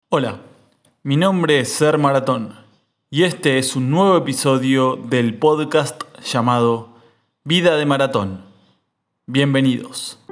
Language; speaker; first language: Spanish; native; Spanish